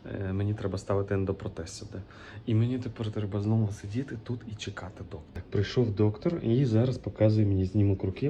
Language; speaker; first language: Ukrainian; native; Ukrainian